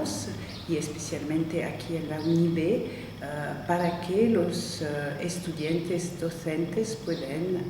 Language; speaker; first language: Spanish; non-native, fluent; French